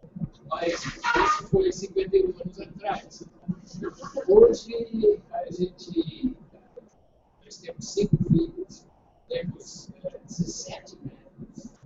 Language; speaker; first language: Portuguese; non-native, fluent; English